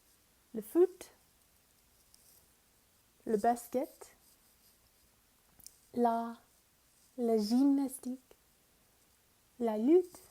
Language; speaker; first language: French; non-native, fluent; English